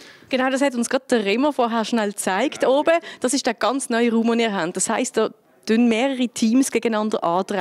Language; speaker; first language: German; native; German